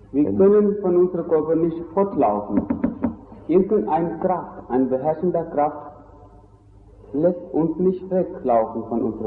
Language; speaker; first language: German; non-native, fluent; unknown